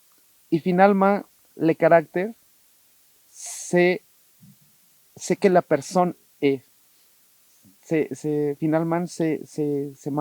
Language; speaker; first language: French; non-native, learner; Spanish